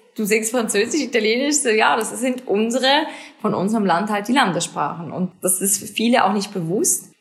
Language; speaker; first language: German; native; German